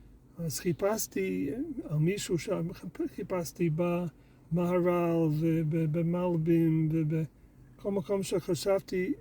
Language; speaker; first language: Hebrew; non-native, fluent; English